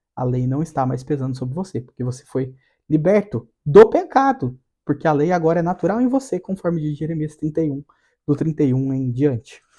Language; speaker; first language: Portuguese; native; Portuguese